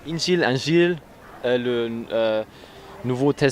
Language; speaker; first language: French; non-native, learner; German